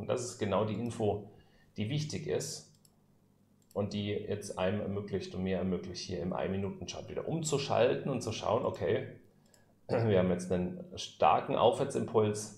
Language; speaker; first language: German; native; German